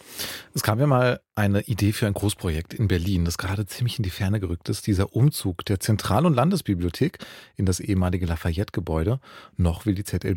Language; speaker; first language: German; native; German